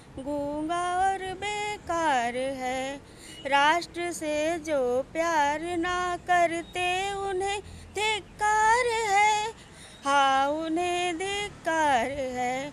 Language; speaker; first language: Hindi; native; Hindi